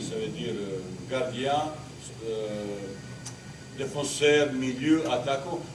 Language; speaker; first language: French; non-native, learner; Bosnian